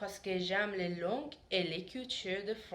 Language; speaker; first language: French; non-native, learner; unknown